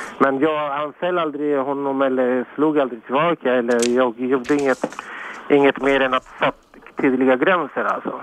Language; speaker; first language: Swedish; non-native, fluent; Spanish